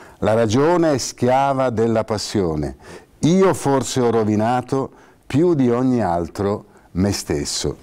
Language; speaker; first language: Italian; native; Italian